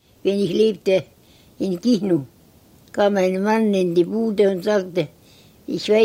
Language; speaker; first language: German; non-native, learner; Estonian